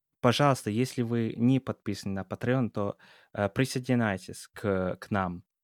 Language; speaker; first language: Russian; non-native, fluent; English